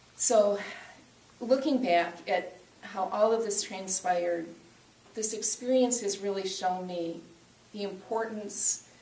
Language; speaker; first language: English; native; English